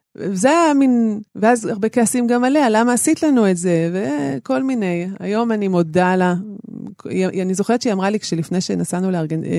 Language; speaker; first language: Hebrew; native; Hebrew